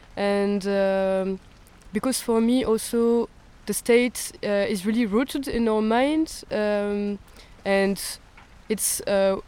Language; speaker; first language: English; non-native, fluent; French